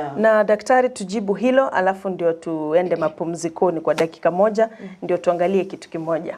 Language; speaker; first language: Swahili; non-native, local second language; Gusii